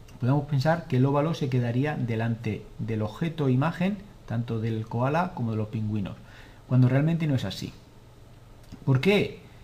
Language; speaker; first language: Spanish; native; Spanish